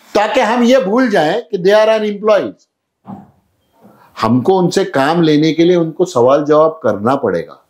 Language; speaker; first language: Hindi; non-native, local second language; Urdu